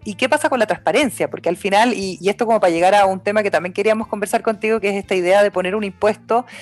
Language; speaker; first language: Spanish; native; Spanish